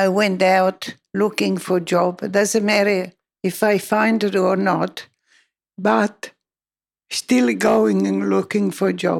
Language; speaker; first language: English; non-native, learner; Italian